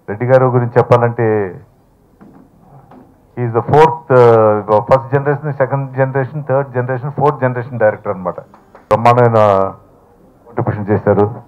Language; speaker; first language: Telugu; native; Telugu